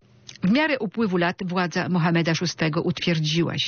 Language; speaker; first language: Polish; native; Polish